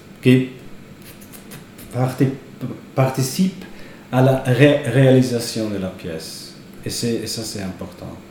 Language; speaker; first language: French; non-native, fluent; Italian